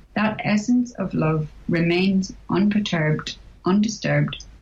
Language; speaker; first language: English; native; English